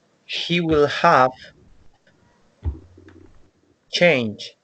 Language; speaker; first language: English; non-native, learner; Spanish